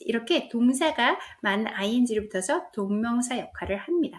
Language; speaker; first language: Korean; native; Korean